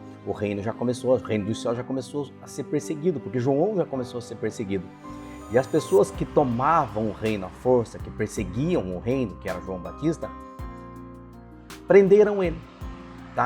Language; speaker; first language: Portuguese; native; Portuguese